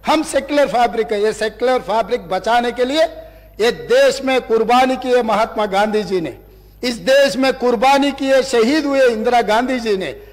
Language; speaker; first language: Hindi; non-native, local second language; Telugu